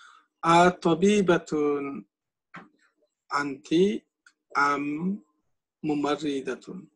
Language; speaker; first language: Arabic; non-native, learner; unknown